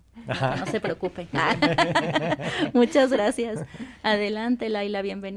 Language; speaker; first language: Spanish; native; Spanish